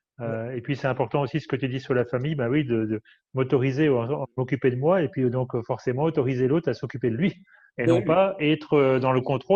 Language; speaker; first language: French; native; French